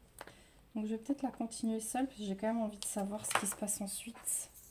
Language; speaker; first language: French; native; French